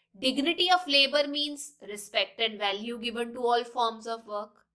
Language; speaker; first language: English; non-native, local second language; Punjabi